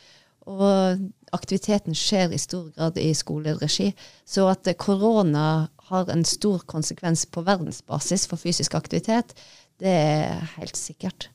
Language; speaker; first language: Norwegian; native; Norwegian